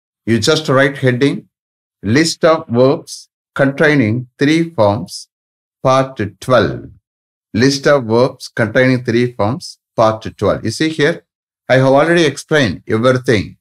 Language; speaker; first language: English; non-native, local second language; Tamil